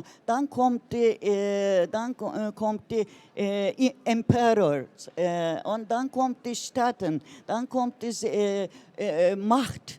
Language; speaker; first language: German; non-native, learner; Turkish